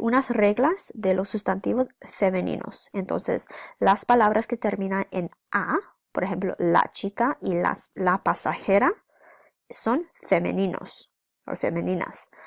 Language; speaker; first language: Spanish; non-native, fluent; English